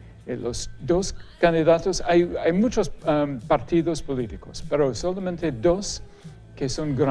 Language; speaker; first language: Spanish; non-native, fluent; English